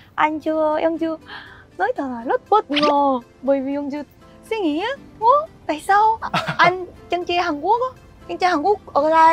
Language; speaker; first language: Vietnamese; non-native, learner; Korean